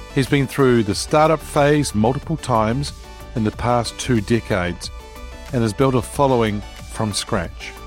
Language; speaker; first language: English; native; English